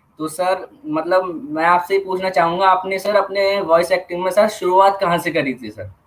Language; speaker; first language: Hindi; native; Hindi